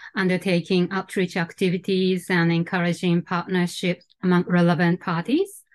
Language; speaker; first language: English; non-native, fluent; Japanese